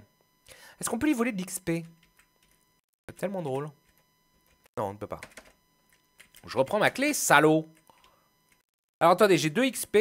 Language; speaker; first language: French; native; French